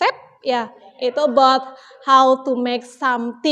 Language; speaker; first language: English; non-native, learner; Indonesian